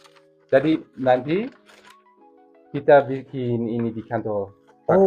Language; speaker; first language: Indonesian; non-native, learner; German